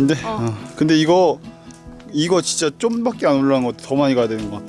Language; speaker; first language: Korean; native; Korean